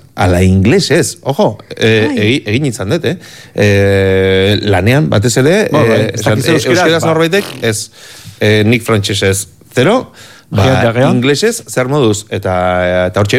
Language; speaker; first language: Basque; native; Basque